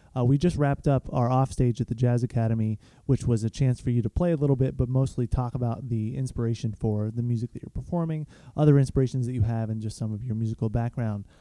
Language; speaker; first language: English; native; English